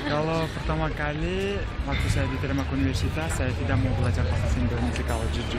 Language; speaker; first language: Indonesian; non-native, fluent; Uzbek